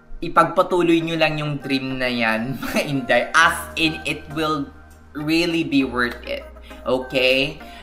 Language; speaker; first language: Filipino; native; Filipino